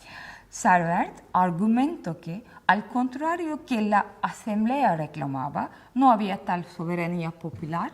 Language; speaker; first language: Spanish; non-native, fluent; Turkish